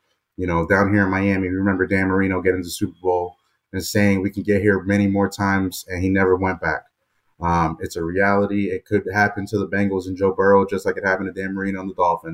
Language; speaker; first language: English; native; English